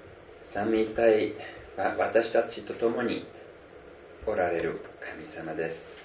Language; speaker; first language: Japanese; non-native, fluent; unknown